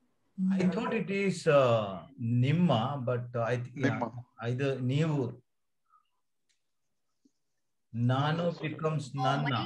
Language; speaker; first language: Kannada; non-native, learner; Malayalam